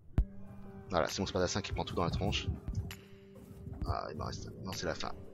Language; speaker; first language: French; native; French